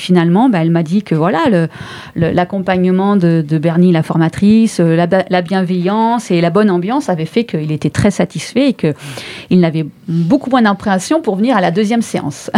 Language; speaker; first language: French; native; French